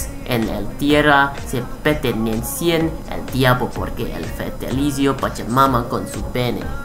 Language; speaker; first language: Spanish; non-native, learner; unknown